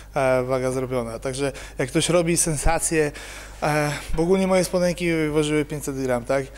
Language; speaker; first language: Polish; native; Polish